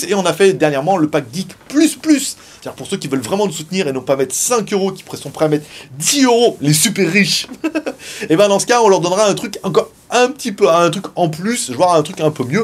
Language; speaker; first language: French; native; French